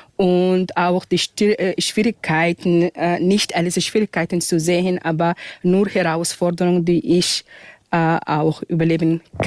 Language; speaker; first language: German; non-native, fluent; Arabic